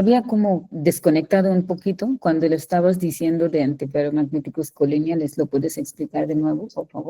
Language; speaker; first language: Spanish; non-native, fluent; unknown